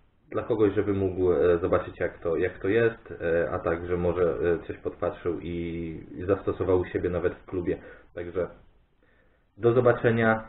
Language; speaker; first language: Polish; native; Polish